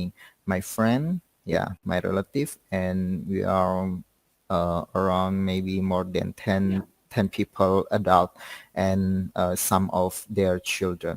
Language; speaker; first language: English; non-native, learner; Indonesian